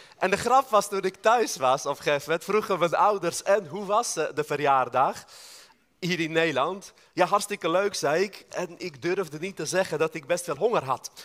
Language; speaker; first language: Dutch; non-native, fluent; Armenian